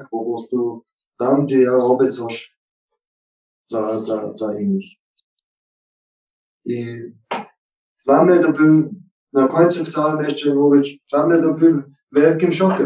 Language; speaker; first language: Polish; non-native, learner; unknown